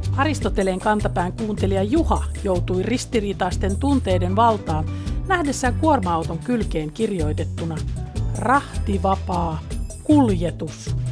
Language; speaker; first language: Finnish; native; Finnish